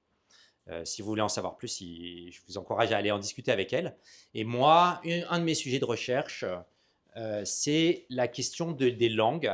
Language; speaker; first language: French; native; French